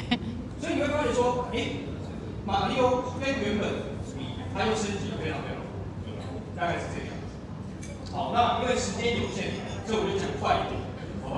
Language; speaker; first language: Chinese; native; Chinese